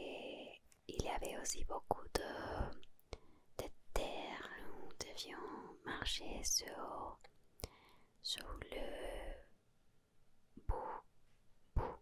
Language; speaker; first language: French; non-native, learner; Spanish